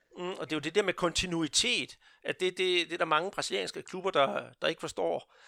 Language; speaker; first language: Danish; non-native, fluent; Portuguese